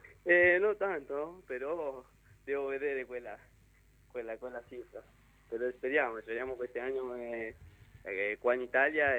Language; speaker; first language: Italian; non-native, learner; Spanish